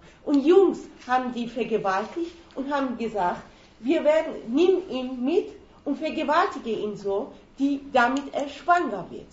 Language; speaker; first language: German; non-native, fluent; Persian